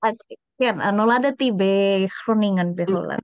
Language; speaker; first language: Hebrew; non-native, learner; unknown